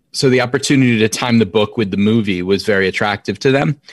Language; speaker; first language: English; native; English